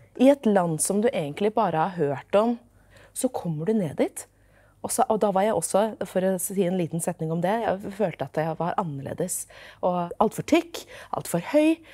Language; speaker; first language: Norwegian; native; Norwegian